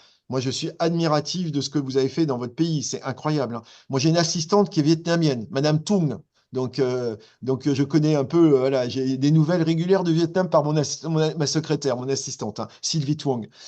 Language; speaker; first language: French; native; French